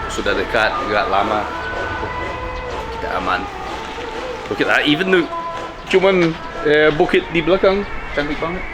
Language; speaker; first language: Indonesian; non-native, learner; English